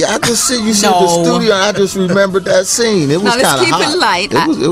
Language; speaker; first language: English; native; English